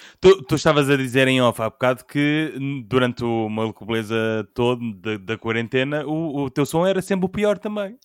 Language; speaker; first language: Portuguese; native; Portuguese